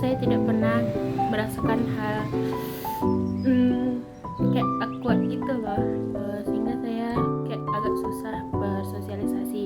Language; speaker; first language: Indonesian; non-native, local second language; Minangkabau